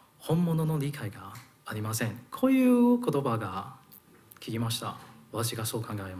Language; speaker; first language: Japanese; non-native, learner; Cantonese